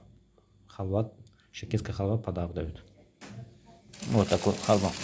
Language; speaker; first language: Russian; non-native, learner; Azerbaijani